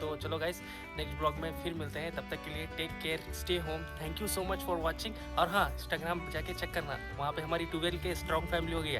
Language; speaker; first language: Hindi; non-native, local second language; Bangla